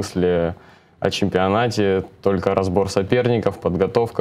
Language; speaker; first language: Russian; native; Russian